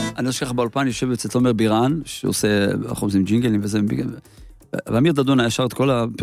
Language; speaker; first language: Hebrew; native; Hebrew